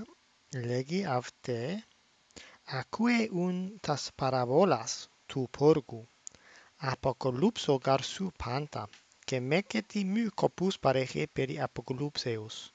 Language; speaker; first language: Greek; non-native, fluent; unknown